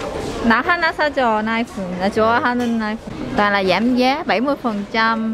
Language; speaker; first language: Korean; non-native, fluent; Vietnamese